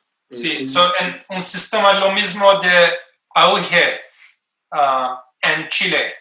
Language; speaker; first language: Spanish; non-native, fluent; English